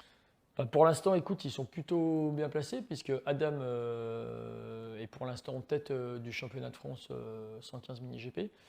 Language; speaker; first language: French; native; French